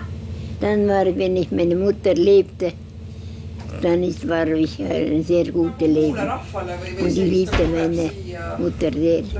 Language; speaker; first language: German; non-native, learner; Estonian